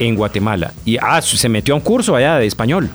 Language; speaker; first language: Spanish; native; Spanish